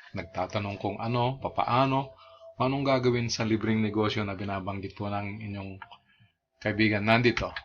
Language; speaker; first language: Filipino; non-native, local second language; Iloko